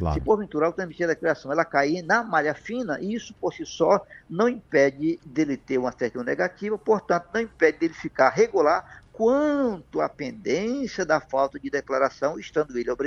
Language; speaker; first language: Portuguese; native; Portuguese